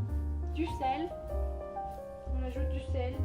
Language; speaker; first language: French; non-native, learner; Spanish